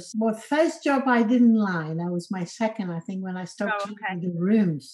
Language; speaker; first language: English; non-native, fluent; Polish